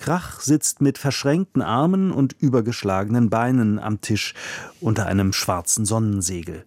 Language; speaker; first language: German; native; German